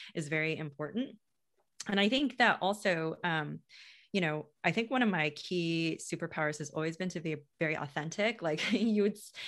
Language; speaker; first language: English; native; English